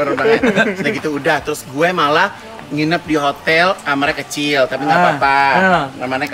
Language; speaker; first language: Indonesian; native; Indonesian